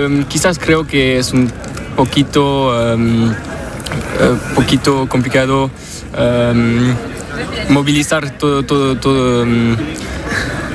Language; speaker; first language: Spanish; non-native, learner; French